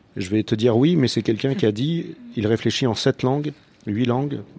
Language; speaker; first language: French; non-native, fluent; Croatian